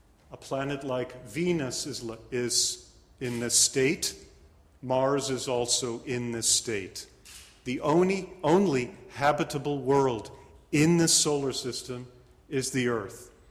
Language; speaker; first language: English; native; English